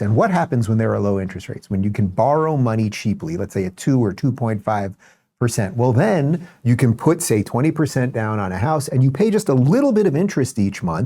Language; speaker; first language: English; native; English